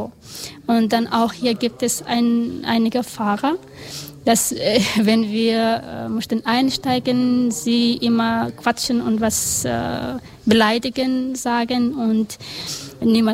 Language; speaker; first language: German; non-native, learner; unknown